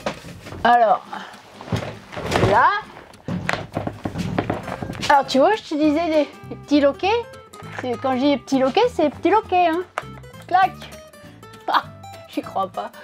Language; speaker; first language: French; native; French